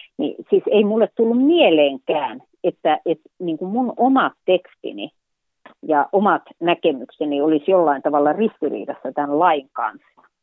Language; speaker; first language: Finnish; native; Finnish